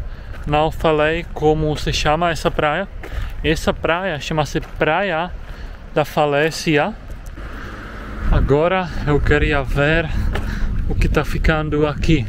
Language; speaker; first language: Portuguese; non-native, fluent; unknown